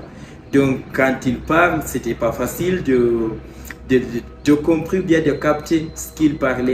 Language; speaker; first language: French; non-native, fluent; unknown